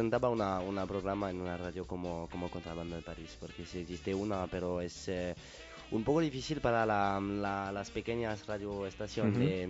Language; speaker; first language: Spanish; non-native, learner; French